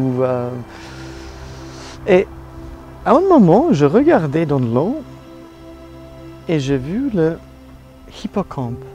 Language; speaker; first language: French; non-native, learner; Italian